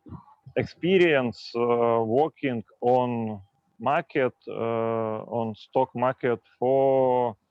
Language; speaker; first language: English; non-native, local second language; Russian